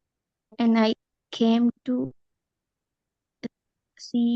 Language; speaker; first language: English; non-native, learner; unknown